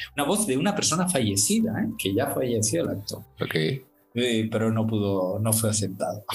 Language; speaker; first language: Spanish; native; Spanish